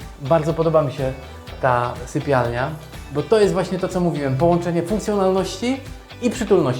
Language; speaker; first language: Polish; native; Polish